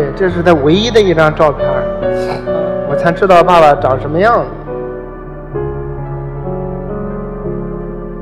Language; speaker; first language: Chinese; native; Chinese